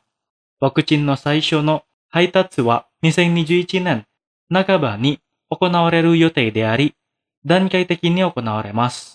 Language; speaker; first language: Japanese; non-native, fluent; Indonesian